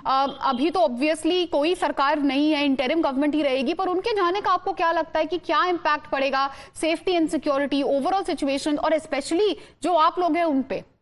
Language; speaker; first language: Hindi; native; Hindi